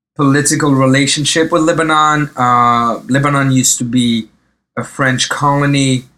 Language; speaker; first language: English; early bilingual, other home language; Arabic